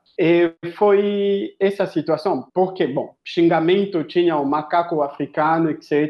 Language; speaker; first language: Portuguese; non-native, fluent; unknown